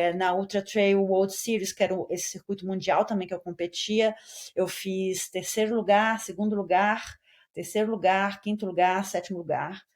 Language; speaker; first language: Portuguese; native; Portuguese